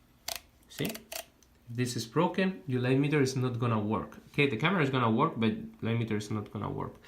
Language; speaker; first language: English; non-native, fluent; Spanish